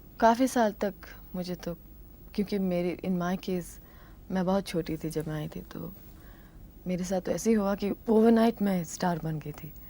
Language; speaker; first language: Hindi; non-native, local second language; Telugu